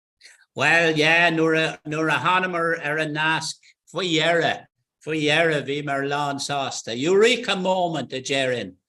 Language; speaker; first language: Irish; non-native, local second language; English